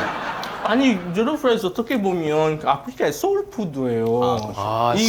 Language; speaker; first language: Korean; non-native, fluent; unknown